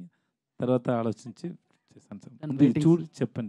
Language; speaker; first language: Telugu; non-native, learner; Tamil